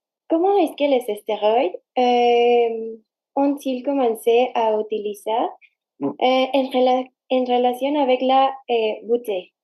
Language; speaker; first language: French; non-native, learner; Spanish